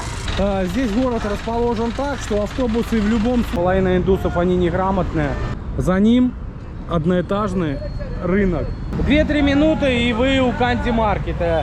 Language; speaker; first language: Russian; native; Russian